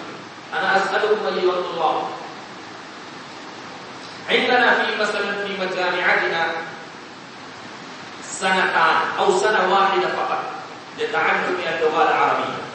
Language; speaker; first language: Arabic; non-native, fluent; Urdu